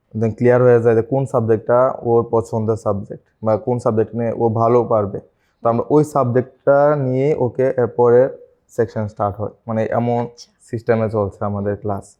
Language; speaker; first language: Bangla; native; Bangla